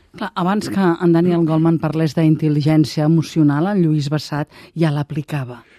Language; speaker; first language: Catalan; native; Catalan